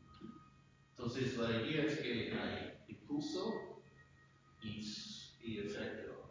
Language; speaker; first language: Spanish; non-native, fluent; English